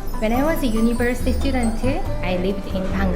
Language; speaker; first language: English; non-native, learner; Korean